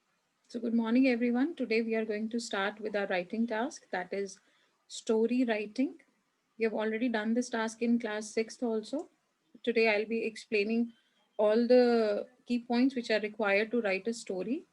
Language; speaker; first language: English; non-native, local second language; Hindi